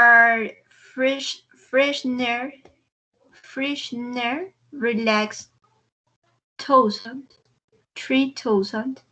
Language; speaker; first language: English; non-native, learner; Spanish